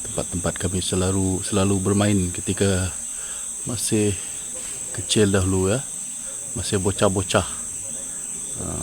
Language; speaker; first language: Malay; non-native, local second language; Iban